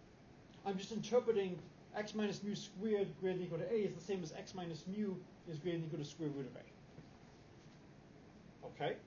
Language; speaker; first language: English; native; English